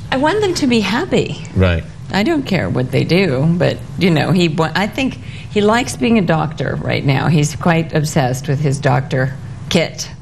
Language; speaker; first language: English; native; English